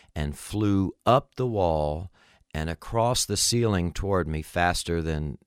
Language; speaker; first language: English; native; English